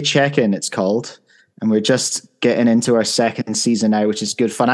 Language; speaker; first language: English; native; English